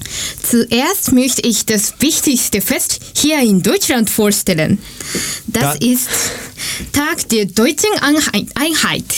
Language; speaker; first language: German; non-native, learner; Japanese